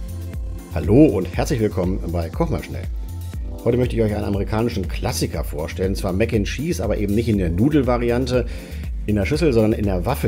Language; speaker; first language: German; native; German